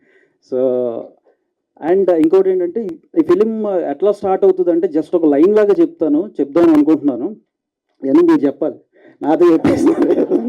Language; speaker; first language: Telugu; native; Telugu